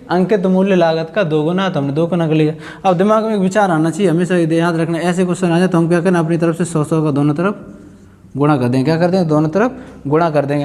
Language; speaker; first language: Hindi; native; Hindi